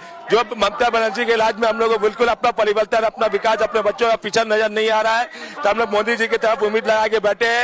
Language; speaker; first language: Hindi; native; Hindi